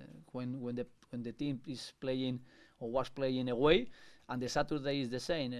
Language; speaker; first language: English; non-native, learner; Spanish